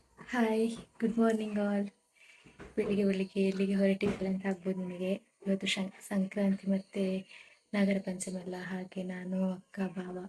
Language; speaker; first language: Kannada; non-native, local second language; Tulu